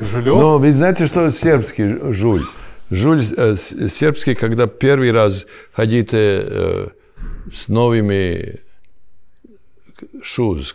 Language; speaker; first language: Russian; non-native, learner; Serbian